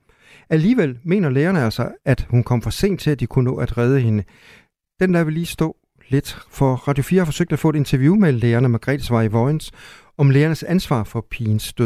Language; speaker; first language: Danish; native; Danish